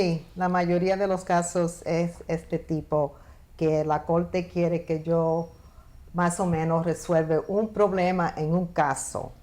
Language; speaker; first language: Spanish; early bilingual, heritage; Spanish